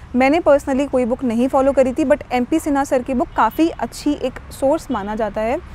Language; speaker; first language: Hindi; native; Hindi